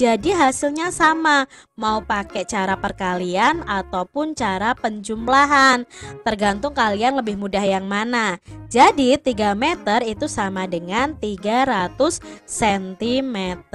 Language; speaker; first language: Indonesian; native; Indonesian